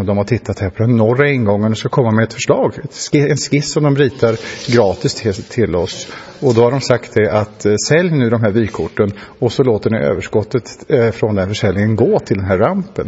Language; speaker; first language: Swedish; native; Swedish